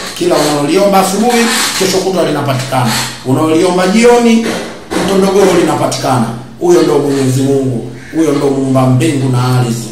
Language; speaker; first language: Swahili; native; Swahili